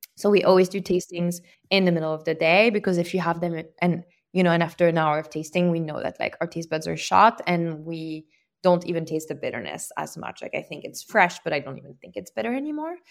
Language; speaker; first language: English; non-native, fluent; French